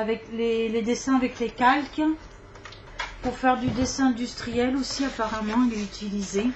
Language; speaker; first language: French; native; French